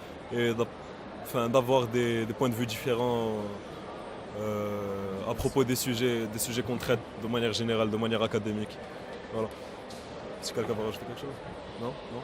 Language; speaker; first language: French; non-native, local second language; Arabic